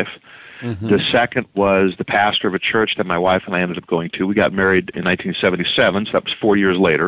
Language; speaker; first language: English; native; English